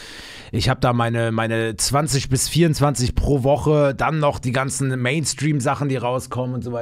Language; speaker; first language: German; native; German